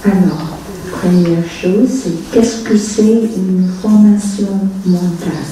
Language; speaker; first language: French; non-native, fluent; Vietnamese